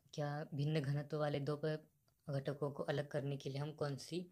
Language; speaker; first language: Hindi; non-native, local second language; Marathi